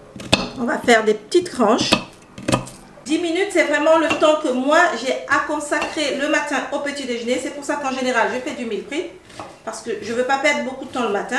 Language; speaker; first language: French; native; French